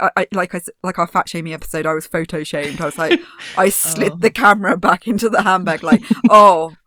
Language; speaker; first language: English; native; English